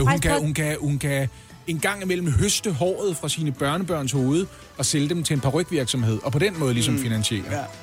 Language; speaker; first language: Danish; native; Danish